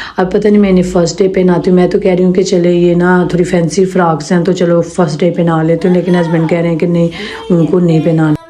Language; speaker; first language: Urdu; non-native, local second language; Punjabi